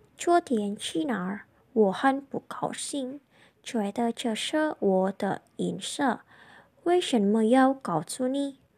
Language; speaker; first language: Chinese; non-native, learner; Indonesian